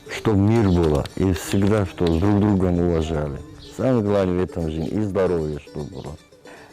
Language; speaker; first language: Russian; non-native, local second language; Georgian